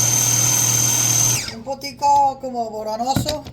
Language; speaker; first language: Spanish; early bilingual, heritage; Spanish